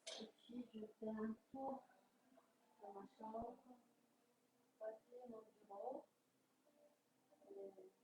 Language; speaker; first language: French; non-native, learner; Chinese